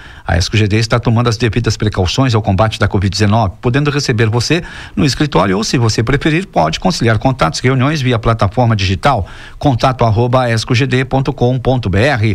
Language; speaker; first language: Portuguese; native; Portuguese